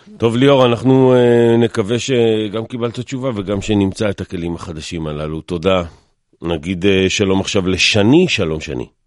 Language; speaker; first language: Hebrew; native; Hebrew